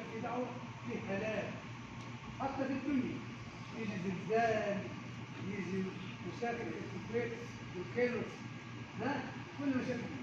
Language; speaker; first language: Arabic; non-native, learner; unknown